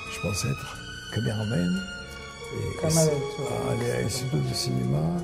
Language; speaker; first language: French; non-native, fluent; Russian